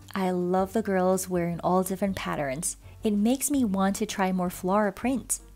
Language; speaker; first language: English; non-native, fluent; Chinese